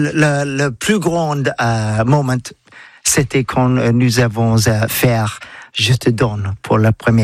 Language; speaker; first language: French; non-native, learner; English